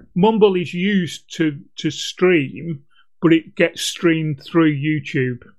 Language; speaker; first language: English; native; English